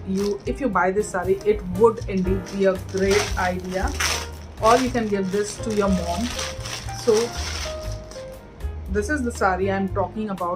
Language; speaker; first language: English; non-native, local second language; Hindi